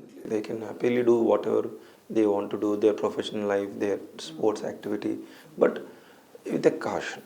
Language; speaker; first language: English; non-native, local second language; Telugu